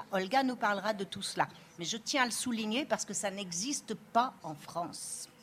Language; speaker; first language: French; native; French